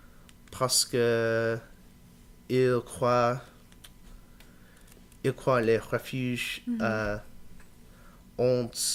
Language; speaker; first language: French; non-native, learner; English